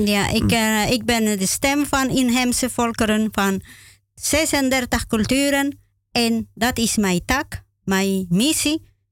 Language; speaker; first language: Dutch; non-native, learner; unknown